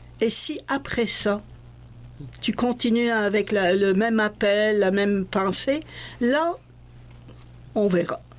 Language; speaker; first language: French; non-native, local second language; Arabic